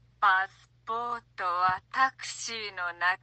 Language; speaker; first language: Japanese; non-native, learner; English